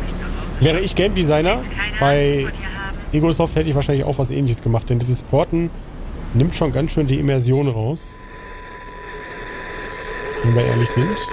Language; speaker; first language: German; native; German